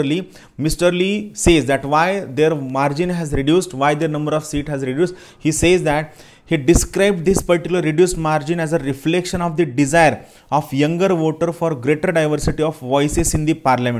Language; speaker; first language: English; non-native, local second language; Marathi